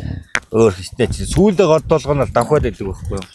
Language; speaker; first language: Mongolian; native; Mongolian